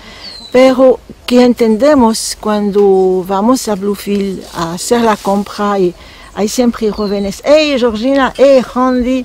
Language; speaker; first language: Spanish; non-native, fluent; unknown